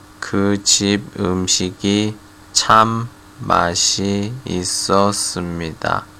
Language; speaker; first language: Korean; non-native, learner; Chinese